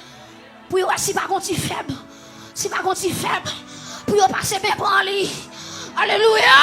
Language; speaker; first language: French; non-native, local second language; Haitian Creole